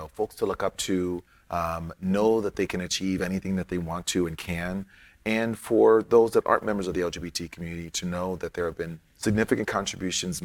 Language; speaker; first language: English; native; English